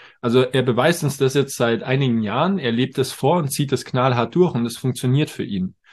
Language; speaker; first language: German; native; German